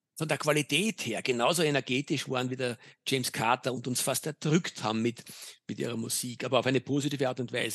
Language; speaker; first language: German; native; German